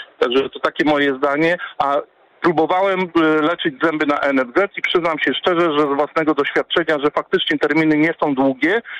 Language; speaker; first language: Polish; native; Polish